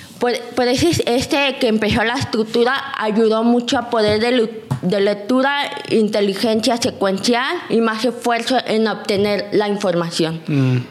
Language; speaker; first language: Spanish; native; Spanish